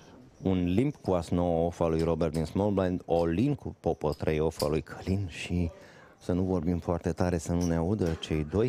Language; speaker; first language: Romanian; native; Romanian